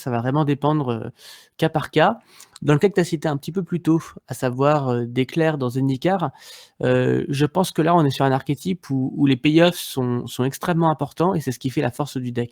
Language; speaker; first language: French; native; French